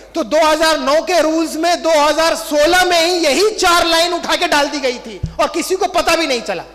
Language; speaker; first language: Hindi; non-native, local second language; Marathi